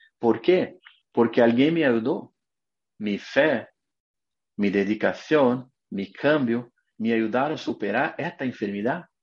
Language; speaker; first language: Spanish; non-native, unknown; Portuguese